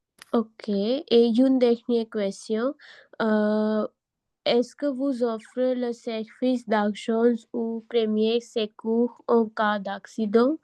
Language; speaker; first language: French; non-native, learner; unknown